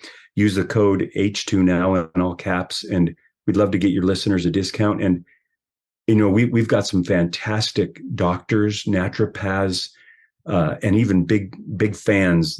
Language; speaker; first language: English; native; English